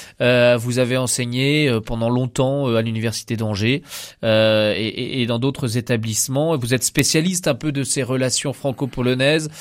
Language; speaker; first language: French; native; French